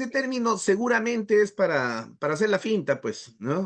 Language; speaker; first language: Spanish; native; Spanish